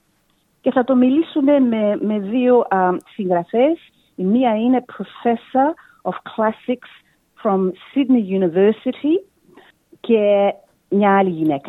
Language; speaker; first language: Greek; early bilingual, heritage; Greek